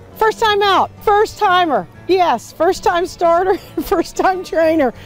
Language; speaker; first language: English; native; English